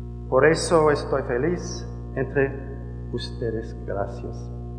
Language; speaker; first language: Spanish; non-native, learner; English